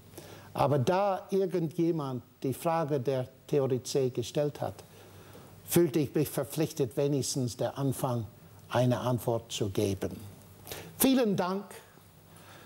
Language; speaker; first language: German; non-native, fluent; English